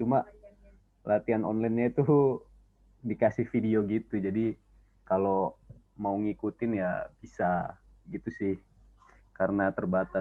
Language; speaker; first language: Indonesian; native; Indonesian